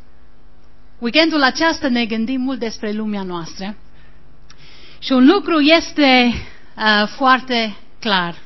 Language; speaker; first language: Romanian; non-native, learner; English